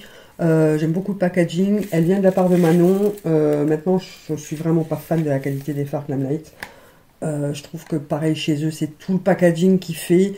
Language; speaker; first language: French; native; French